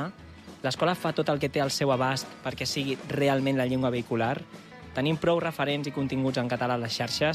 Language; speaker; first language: Catalan; native; Catalan